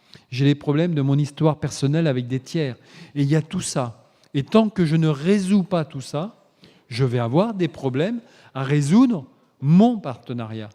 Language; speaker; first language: French; native; French